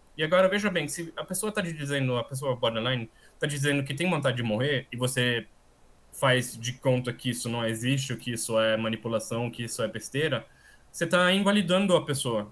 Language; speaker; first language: Portuguese; non-native, fluent; German